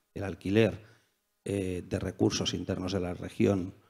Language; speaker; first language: Spanish; native; Spanish